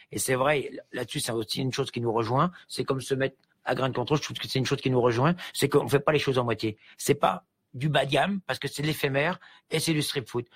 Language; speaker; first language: French; native; French